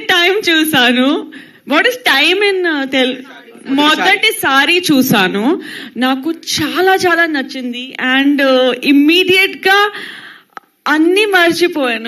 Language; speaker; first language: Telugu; non-native, local second language; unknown